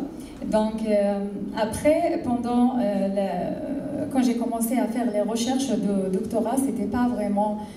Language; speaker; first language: French; non-native, fluent; Arabic